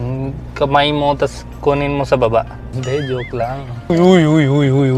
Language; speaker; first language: Filipino; non-native, learner; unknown